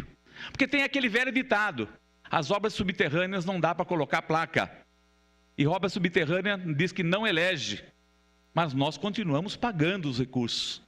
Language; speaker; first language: Portuguese; native; Portuguese